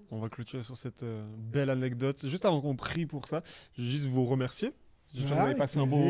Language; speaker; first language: French; native; French